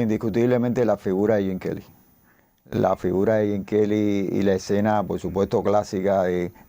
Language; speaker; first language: Spanish; native; Spanish